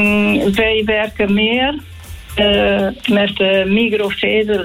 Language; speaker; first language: Dutch; non-native, fluent; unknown